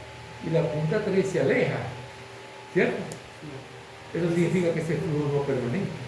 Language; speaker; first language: Spanish; native; Spanish